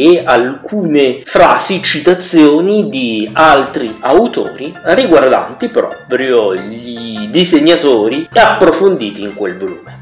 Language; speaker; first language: Italian; native; Italian